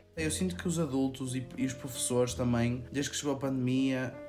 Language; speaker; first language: Portuguese; native; Portuguese